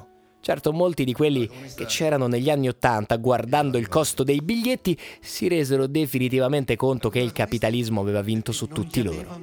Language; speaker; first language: Italian; native; Italian